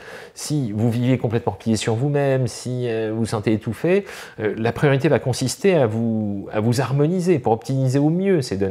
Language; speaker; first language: French; native; French